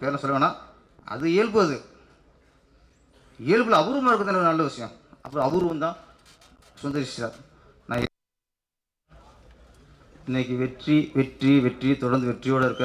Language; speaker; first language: Tamil; native; Tamil